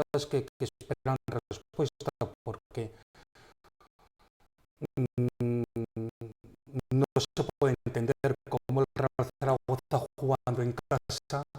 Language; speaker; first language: Spanish; native; Spanish